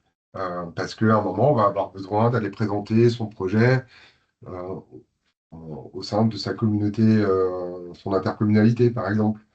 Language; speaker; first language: French; native; French